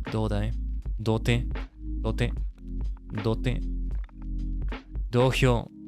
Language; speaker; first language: Japanese; non-native, learner; English